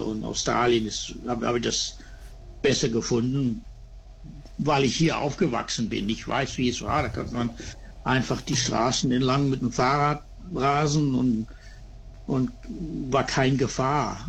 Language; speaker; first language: German; early bilingual, heritage; German